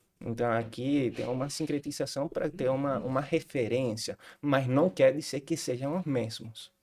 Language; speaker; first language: Portuguese; non-native, fluent; Spanish